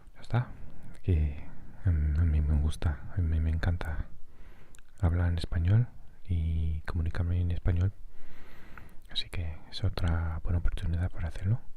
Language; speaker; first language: Spanish; non-native, fluent; English